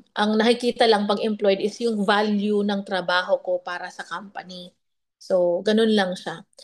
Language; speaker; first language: Filipino; non-native, local second language; Bikol